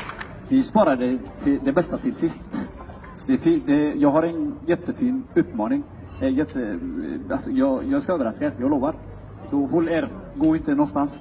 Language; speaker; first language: Swedish; non-native, fluent; Somali